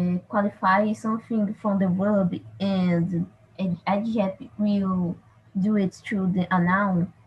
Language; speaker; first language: English; non-native, learner; Portuguese